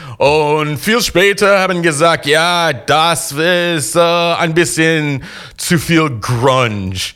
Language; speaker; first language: German; non-native, fluent; English